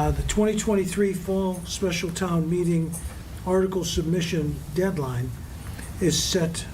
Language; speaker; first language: English; native; English